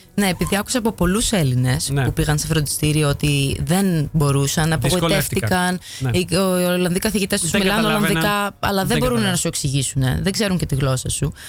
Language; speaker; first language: Greek; native; Greek